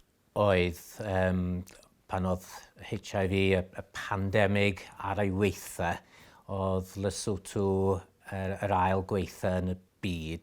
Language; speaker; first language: Welsh; native; Welsh